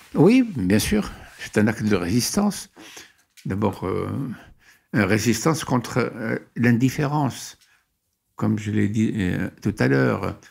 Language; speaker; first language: French; non-native, local second language; Arabic